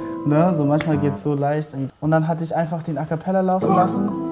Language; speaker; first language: German; early bilingual, other home language; English